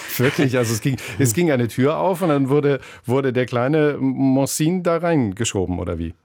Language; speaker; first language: German; native; German